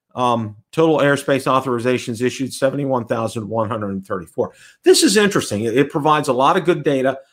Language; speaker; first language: English; native; English